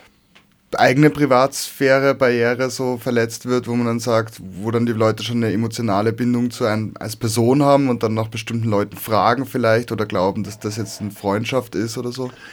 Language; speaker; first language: German; native; German